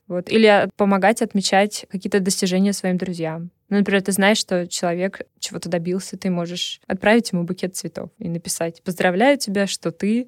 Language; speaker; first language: Russian; native; Russian